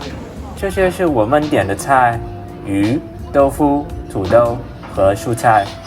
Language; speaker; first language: Chinese; non-native, learner; Vietnamese